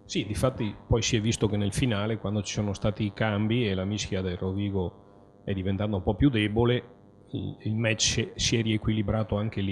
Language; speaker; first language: Italian; native; Italian